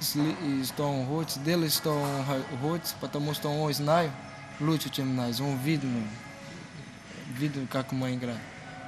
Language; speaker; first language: Russian; non-native, learner; Portuguese